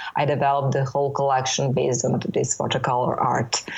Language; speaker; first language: English; non-native, fluent; Serbian